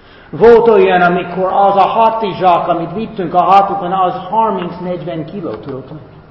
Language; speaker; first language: Hungarian; non-native, fluent; English